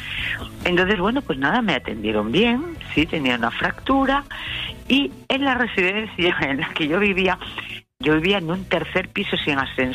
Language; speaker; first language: Spanish; native; Spanish